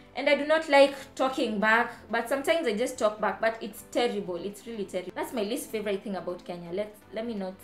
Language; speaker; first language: English; non-native, local second language; Kamba